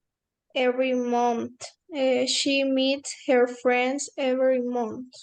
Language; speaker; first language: English; non-native, learner; Spanish